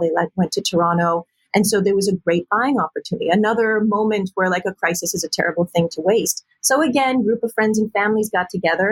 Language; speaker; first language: English; native; English